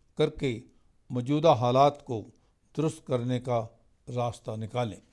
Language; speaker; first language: Hindi; non-native, local second language; Punjabi